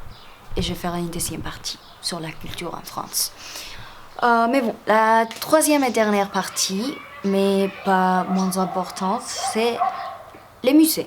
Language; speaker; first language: French; non-native, fluent; Spanish